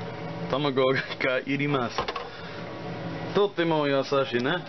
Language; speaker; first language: Japanese; non-native, learner; English